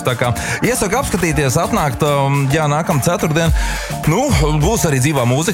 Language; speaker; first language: Latvian; native; Latvian